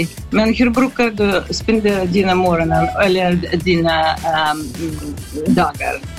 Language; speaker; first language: Swedish; non-native, fluent; Russian